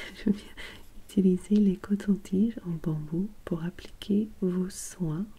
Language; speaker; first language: French; non-native, fluent; English